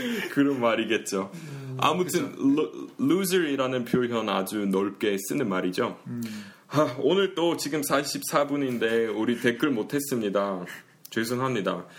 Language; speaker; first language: Korean; non-native, fluent; English